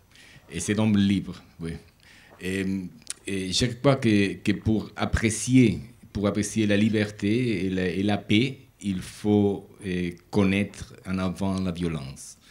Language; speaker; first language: French; non-native, learner; Spanish